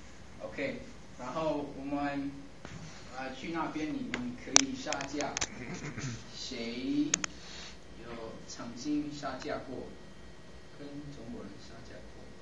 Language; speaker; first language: Chinese; non-native, fluent; English